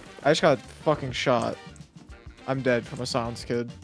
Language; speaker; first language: English; native; English